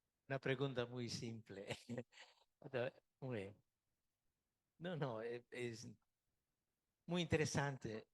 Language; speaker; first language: Spanish; non-native, fluent; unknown